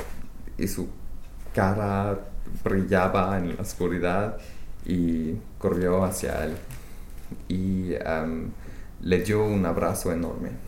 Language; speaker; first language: Spanish; non-native, learner; English